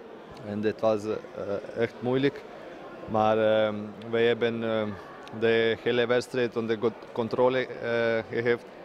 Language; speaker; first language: Dutch; non-native, learner; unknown